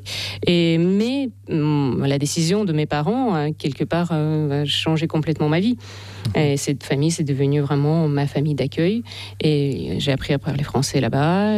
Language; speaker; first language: French; non-native, fluent; Russian